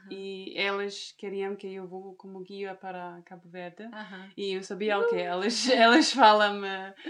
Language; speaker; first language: Portuguese; non-native, learner; German